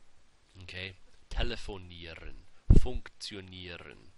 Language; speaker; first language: German; non-native, fluent; English